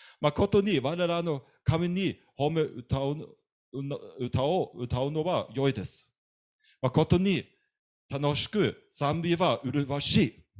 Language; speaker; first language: Japanese; non-native, fluent; German